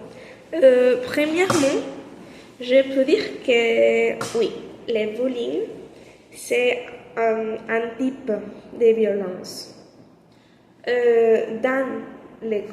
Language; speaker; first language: French; non-native, learner; Spanish